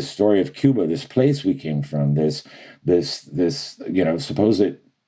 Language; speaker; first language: English; native; English